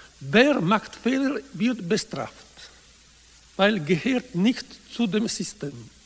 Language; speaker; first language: German; non-native, learner; Italian